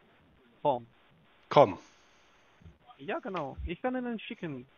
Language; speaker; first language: German; non-native, learner; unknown